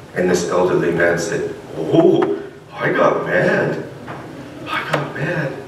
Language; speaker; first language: English; native; English